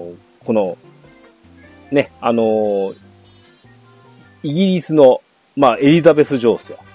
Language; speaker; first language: Japanese; native; Japanese